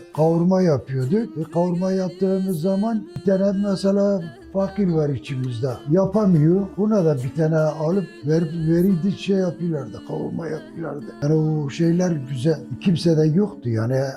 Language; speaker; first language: Turkish; non-native, local second language; Kurdish